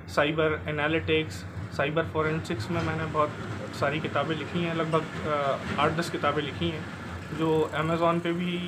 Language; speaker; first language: Hindi; native; Hindi